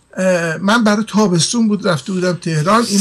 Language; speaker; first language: Persian; native; Persian